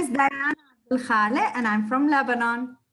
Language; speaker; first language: English; non-native, fluent; Arabic